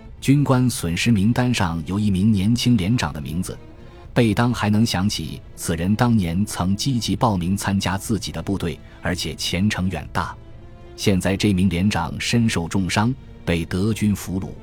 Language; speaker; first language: Chinese; native; Chinese